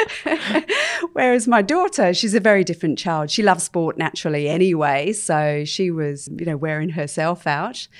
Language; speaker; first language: English; native; English